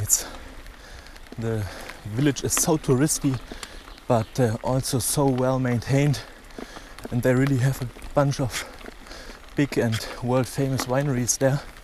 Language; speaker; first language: English; non-native, fluent; German